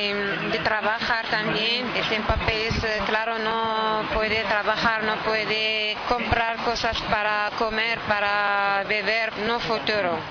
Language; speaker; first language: Spanish; non-native, learner; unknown